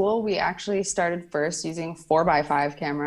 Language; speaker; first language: English; native; English